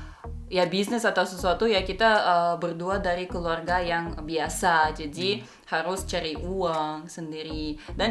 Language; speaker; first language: Indonesian; non-native, fluent; Russian